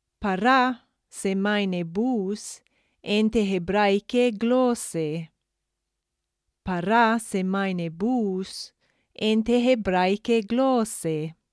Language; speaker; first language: Greek; non-native, fluent; English